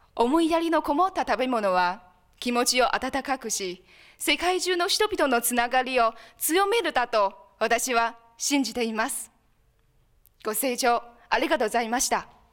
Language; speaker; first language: Japanese; non-native, fluent; Chinese